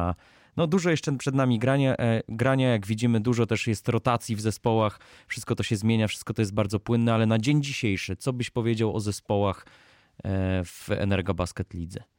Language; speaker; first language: Polish; native; Polish